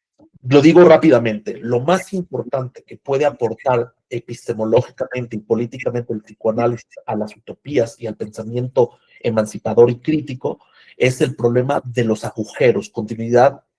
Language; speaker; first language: Spanish; native; Spanish